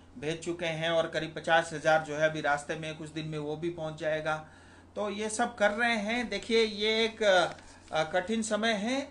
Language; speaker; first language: Hindi; non-native, local second language; Nepali